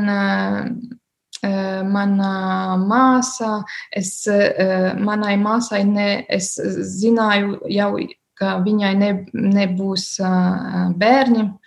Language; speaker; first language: Latvian; non-native, learner; German